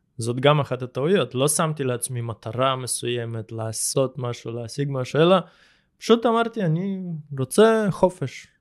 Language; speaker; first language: Hebrew; early bilingual, other home language; Russian